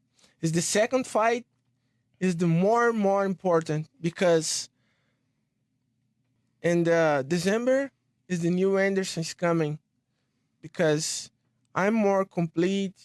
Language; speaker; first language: English; non-native, learner; Portuguese